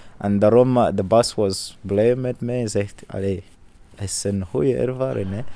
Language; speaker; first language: Dutch; non-native, learner; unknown